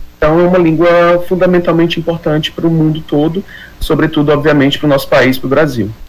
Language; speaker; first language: Portuguese; native; Portuguese